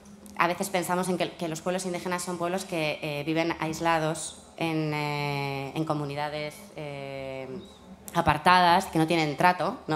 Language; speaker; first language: Spanish; native; Spanish